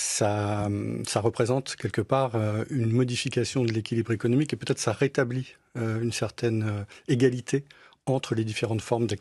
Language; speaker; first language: French; native; French